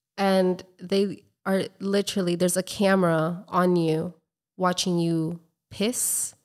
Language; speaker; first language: English; native; English